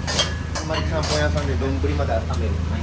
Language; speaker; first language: Japanese; native; Japanese